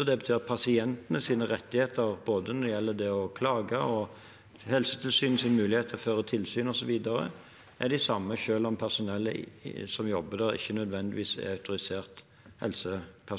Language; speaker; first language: Norwegian; native; Norwegian